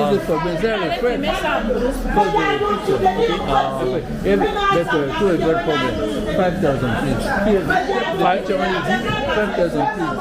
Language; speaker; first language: English; non-native, fluent; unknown